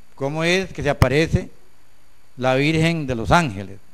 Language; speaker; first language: Spanish; native; Spanish